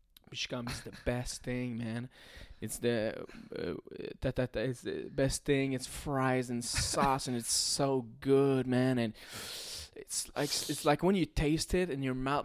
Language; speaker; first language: English; non-native, fluent; French